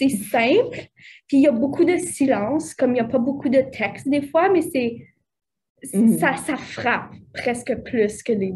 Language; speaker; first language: French; native; French